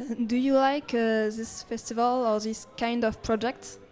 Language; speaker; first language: English; non-native, learner; French